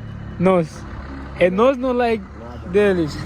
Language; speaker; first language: Portuguese; non-native, learner; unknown